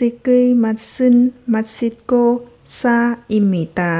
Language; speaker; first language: Korean; non-native, learner; Lao